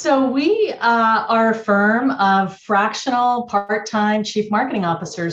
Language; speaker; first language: English; native; English